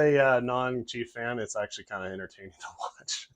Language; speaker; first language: English; native; English